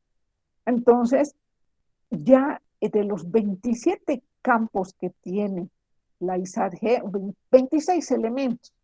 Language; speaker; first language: Spanish; native; Spanish